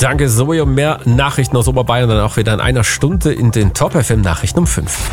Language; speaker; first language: German; native; German